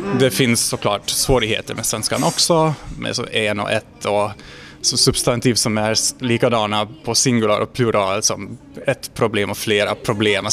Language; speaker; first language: Swedish; non-native, fluent; Hungarian